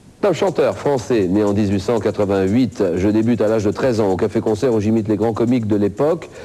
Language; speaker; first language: French; native; French